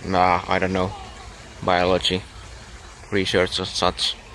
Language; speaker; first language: English; non-native, fluent; Finnish